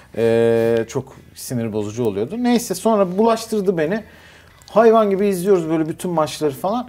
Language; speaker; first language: Turkish; native; Turkish